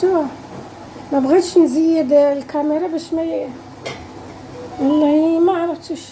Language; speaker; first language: Arabic; native; Arabic